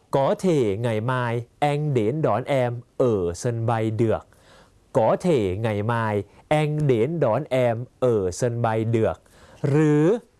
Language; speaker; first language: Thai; native; Thai